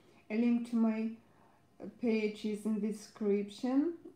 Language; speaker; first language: English; non-native, fluent; Russian